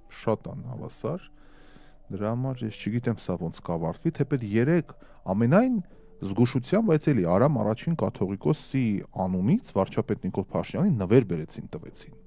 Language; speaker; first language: Armenian; native; Armenian